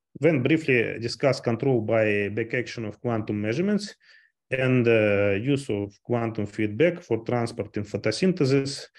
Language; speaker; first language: English; non-native, fluent; Russian